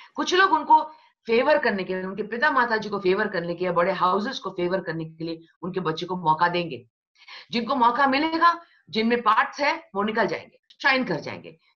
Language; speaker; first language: Hindi; non-native, local second language; Bangla